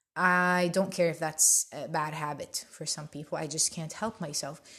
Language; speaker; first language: English; early bilingual, other home language; Arabic